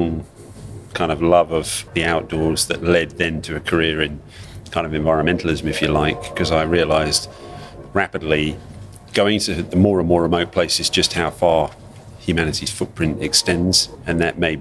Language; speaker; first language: English; native; English